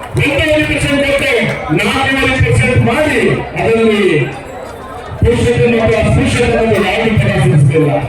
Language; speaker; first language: Kannada; non-native, local second language; Lambadi